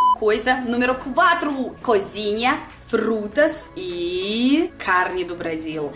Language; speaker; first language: Portuguese; non-native, learner; Russian